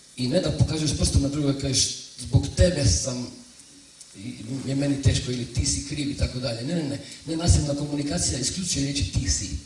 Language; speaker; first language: Croatian; native; Croatian